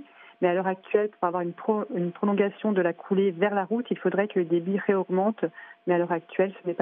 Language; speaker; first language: French; native; French